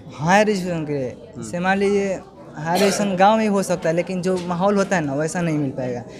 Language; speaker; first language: Hindi; native; Hindi